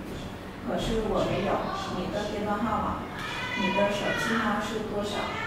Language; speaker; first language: Chinese; non-native, learner; Vietnamese